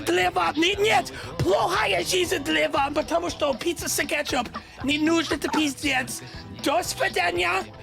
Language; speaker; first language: Russian; non-native, learner; English